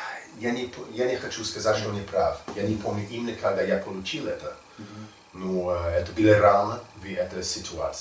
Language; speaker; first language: Russian; non-native, learner; English